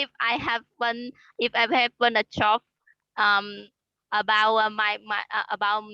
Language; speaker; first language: English; non-native, learner; Khmer